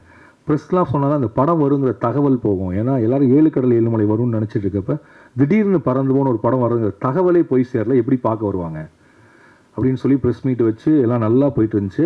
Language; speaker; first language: Tamil; native; Tamil